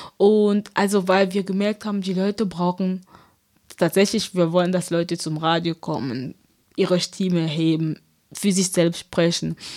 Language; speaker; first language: German; non-native, fluent; French